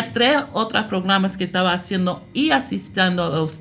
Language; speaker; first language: Spanish; early bilingual, heritage; Spanish